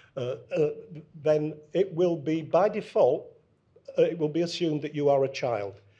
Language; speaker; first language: English; native; English